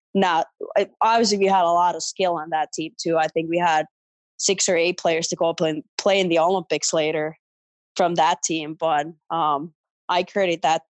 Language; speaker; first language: English; non-native, fluent; Finnish